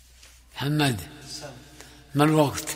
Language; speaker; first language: Arabic; native; Arabic